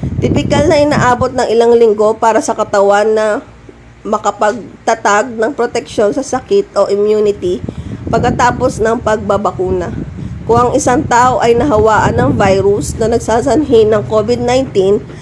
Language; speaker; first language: Filipino; native; Filipino